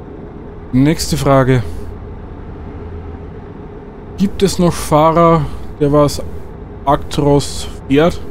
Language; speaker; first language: German; native; German